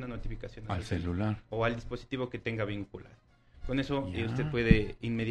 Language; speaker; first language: Spanish; native; Spanish